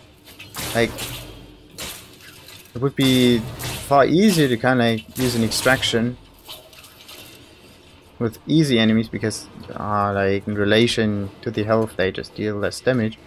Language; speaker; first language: English; non-native, fluent; German